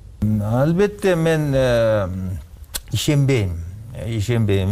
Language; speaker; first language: Kyrgyz; native; Kyrgyz